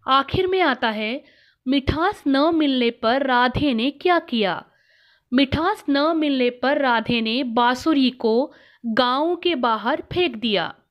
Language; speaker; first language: Hindi; non-native, local second language; Kannada